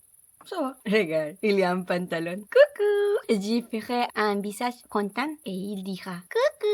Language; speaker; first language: French; non-native, learner; Spanish